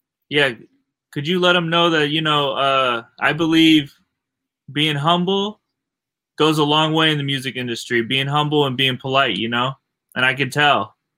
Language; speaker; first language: English; native; English